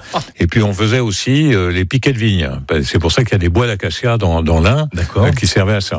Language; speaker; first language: French; native; French